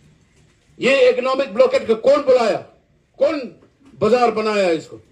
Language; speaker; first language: Hindi; non-native, local second language; Khasi